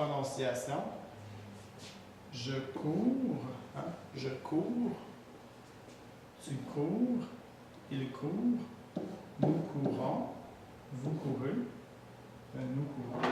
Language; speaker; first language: French; native; French